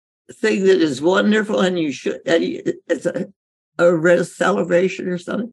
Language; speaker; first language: English; native; English